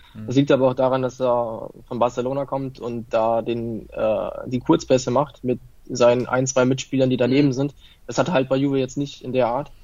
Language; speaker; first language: German; early bilingual, other home language; Italian